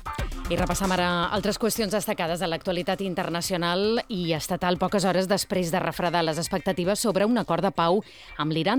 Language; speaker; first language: Catalan; native; Catalan